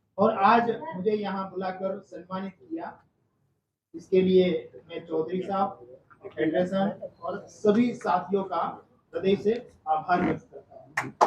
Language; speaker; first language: Hindi; non-native, local second language; Gujarati